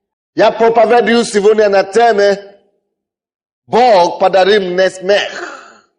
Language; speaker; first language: Russian; non-native, fluent; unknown